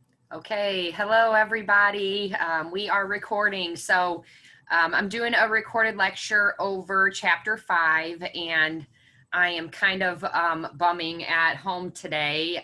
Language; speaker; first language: English; native; English